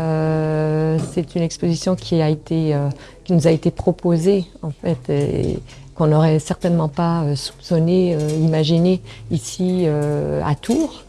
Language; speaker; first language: French; native; French